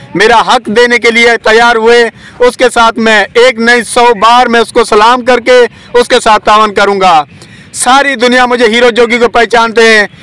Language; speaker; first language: Urdu; non-native, local second language; Sindhi